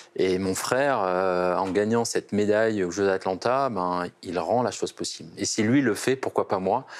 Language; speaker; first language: French; native; French